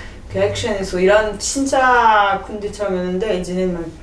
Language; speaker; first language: Korean; non-native, learner; French